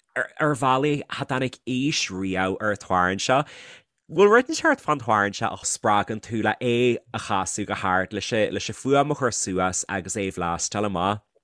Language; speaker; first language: Irish; native; Irish